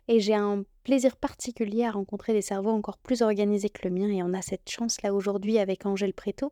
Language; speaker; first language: French; native; French